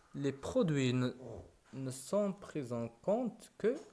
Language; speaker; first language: French; non-native, local second language; Arabic